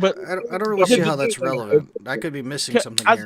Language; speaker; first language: English; native; English